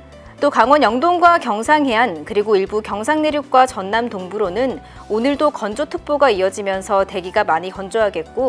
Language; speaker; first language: Korean; native; Korean